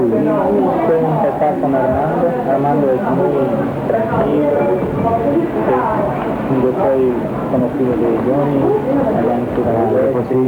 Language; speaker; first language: Spanish; non-native, learner; Portuguese